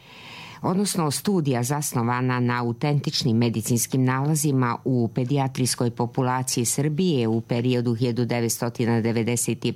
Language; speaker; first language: Serbian; native; Serbian